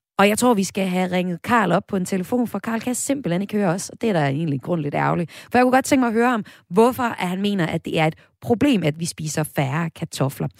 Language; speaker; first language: Danish; native; Danish